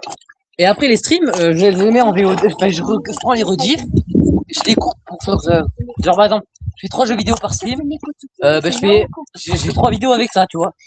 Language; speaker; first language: French; native; French